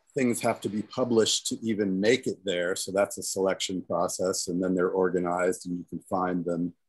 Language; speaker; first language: English; native; English